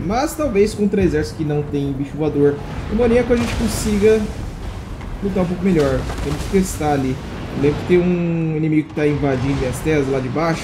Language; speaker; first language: Portuguese; native; Portuguese